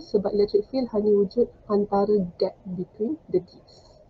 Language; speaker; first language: English; non-native, local second language; Malay